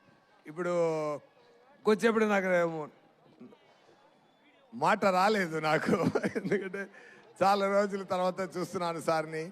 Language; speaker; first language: Telugu; non-native, learner; Tamil